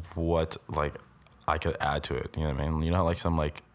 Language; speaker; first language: English; native; English